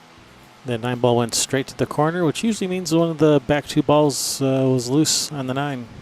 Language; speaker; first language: English; native; English